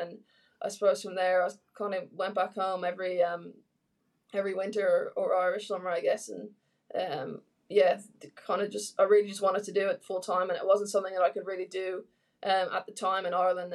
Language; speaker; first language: English; native; English